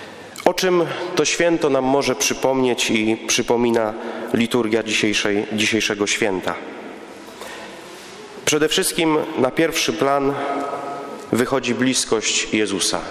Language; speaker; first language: Polish; native; Polish